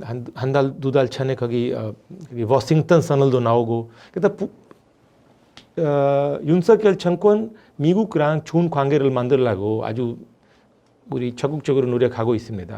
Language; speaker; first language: Korean; non-native, fluent; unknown